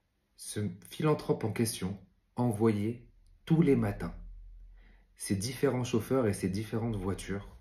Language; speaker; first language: French; native; French